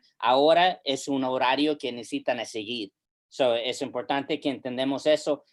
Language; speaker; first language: Spanish; early bilingual, heritage; English